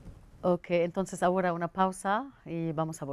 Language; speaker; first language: Spanish; non-native, learner; Arabic